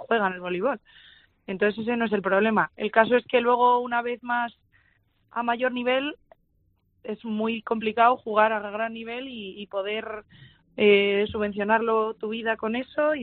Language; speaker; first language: Spanish; native; Spanish